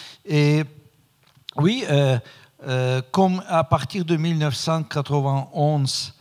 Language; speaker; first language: French; non-native, fluent; Russian